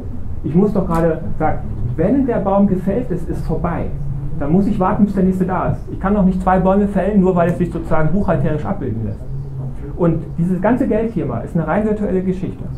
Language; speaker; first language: German; native; German